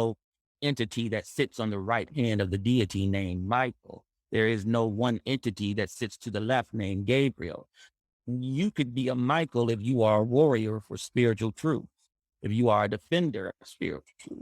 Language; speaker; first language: English; native; English